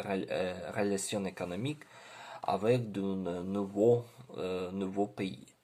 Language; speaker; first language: French; non-native, learner; Ukrainian